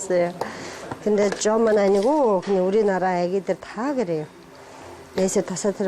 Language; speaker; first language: Korean; non-native, learner; Mongolian